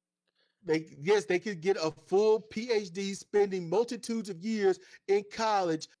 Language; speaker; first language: English; native; English